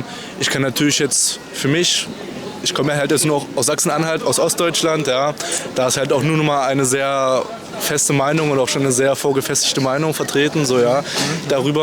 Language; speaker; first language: German; native; German